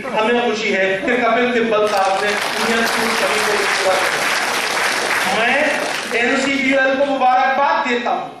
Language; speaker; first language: Urdu; native; Urdu